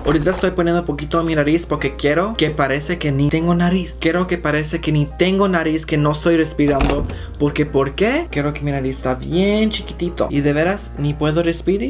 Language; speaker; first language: Spanish; early bilingual, heritage; Spanish